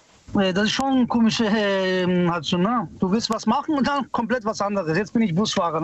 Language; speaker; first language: German; early bilingual, other home language; Italian